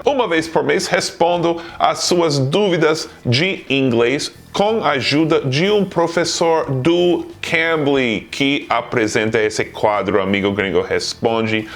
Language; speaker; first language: Portuguese; non-native, fluent; English